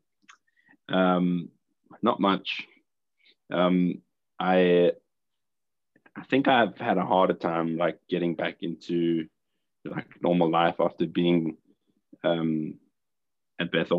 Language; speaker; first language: English; native; English